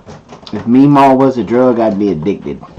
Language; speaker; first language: English; native; English